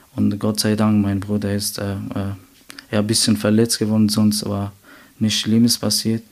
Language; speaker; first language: German; non-native, learner; Persian